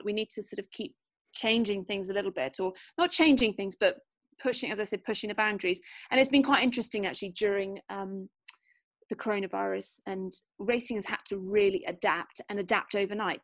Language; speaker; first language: English; native; English